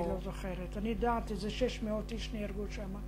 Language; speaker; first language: Hebrew; non-native, fluent; Arabic